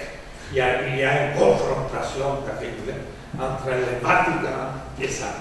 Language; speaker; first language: French; non-native, fluent; Spanish